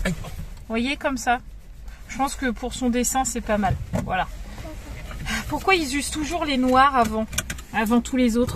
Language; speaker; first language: French; native; French